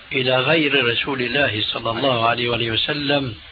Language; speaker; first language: Arabic; early bilingual, other home language; Albanian